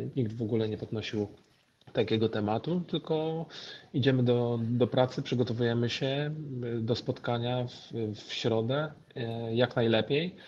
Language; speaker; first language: Polish; native; Polish